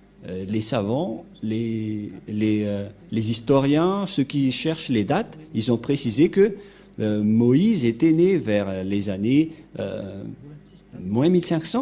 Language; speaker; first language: French; non-native, local second language; Malagasy